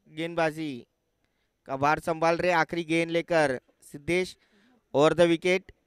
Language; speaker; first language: Hindi; non-native, local second language; Marathi